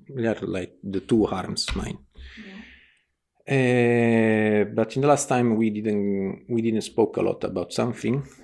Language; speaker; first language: English; non-native, fluent; Italian